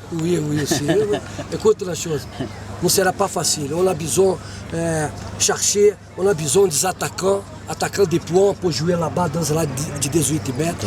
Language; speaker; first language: French; non-native, fluent; Portuguese